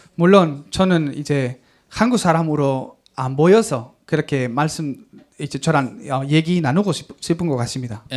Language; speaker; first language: Korean; non-native, fluent; Spanish